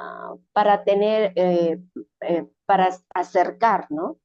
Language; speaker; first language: Spanish; non-native, learner; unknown